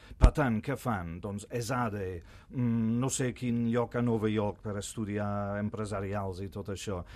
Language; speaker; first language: Catalan; non-native, fluent; English